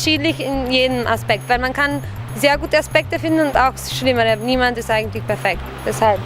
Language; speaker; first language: German; non-native, fluent; Romanian